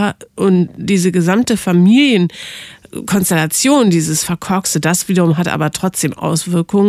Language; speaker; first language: German; native; German